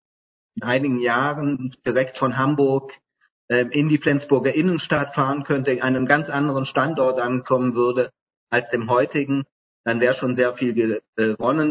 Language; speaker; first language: German; native; German